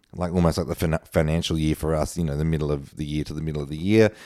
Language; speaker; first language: English; native; English